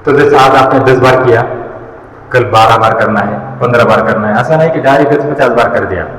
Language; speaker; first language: Hindi; non-native, local second language; Marathi